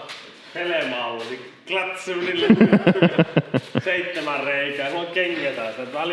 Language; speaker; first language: Finnish; native; Finnish